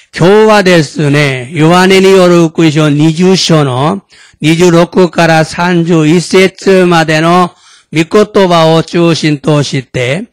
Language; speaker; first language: Japanese; non-native, fluent; Korean